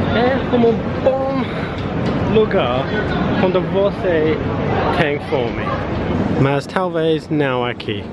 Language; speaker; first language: Portuguese; non-native, learner; English